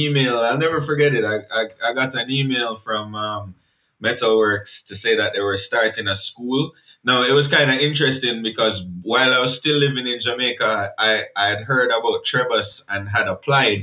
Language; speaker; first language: English; non-native, local second language; Jamaican Creole English